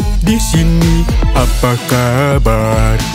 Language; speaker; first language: Indonesian; non-native, fluent; Arabic